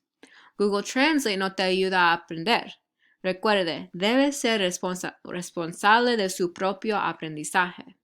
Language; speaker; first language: Spanish; non-native, fluent; English